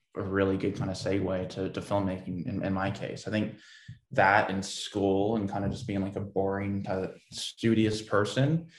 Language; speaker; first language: English; native; English